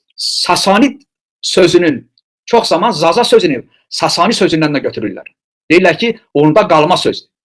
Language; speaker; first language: Azerbaijani; non-native, local second language; Talysh